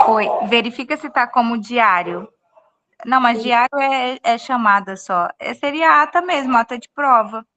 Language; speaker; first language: Portuguese; native; Portuguese